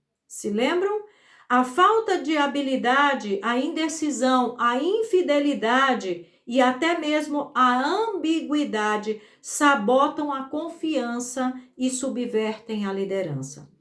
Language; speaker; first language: Portuguese; native; Portuguese